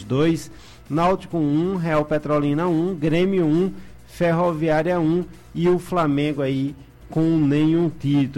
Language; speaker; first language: Portuguese; native; Portuguese